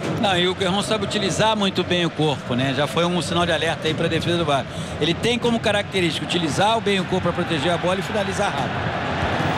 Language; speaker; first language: Portuguese; native; Portuguese